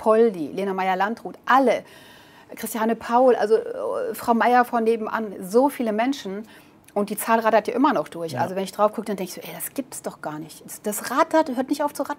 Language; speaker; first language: German; native; German